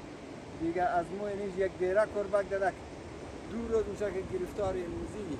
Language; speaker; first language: Persian; native; Persian